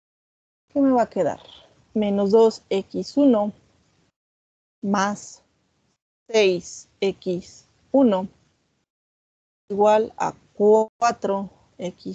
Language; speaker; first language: Spanish; native; Spanish